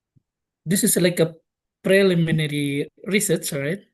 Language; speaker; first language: English; non-native, local second language; Indonesian